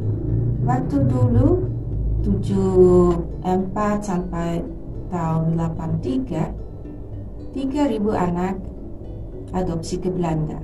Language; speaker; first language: Indonesian; early bilingual, heritage; Dutch